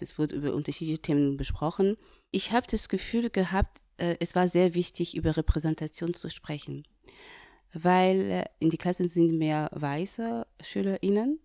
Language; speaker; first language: German; non-native, fluent; French